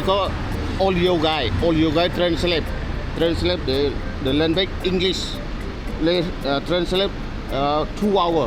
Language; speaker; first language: English; non-native, learner; Khmer